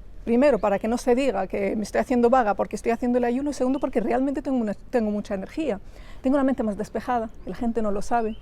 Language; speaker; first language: Spanish; early bilingual, other home language; Arabic